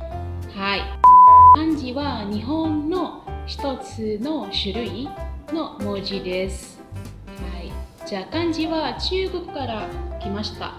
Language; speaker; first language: Japanese; non-native, fluent; Indonesian